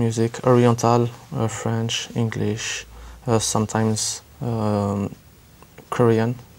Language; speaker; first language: English; non-native, learner; French